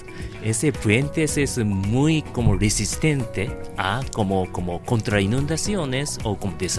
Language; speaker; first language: Spanish; non-native, learner; Japanese